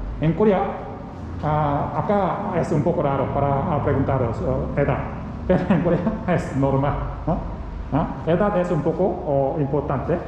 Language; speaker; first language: Spanish; non-native, learner; Korean